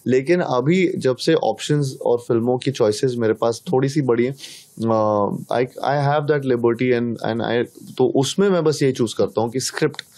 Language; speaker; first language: Hindi; native; Hindi